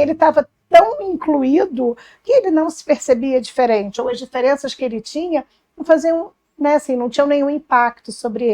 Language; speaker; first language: Portuguese; native; Portuguese